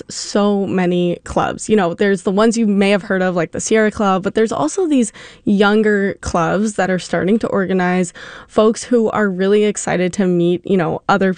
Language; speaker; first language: English; native; English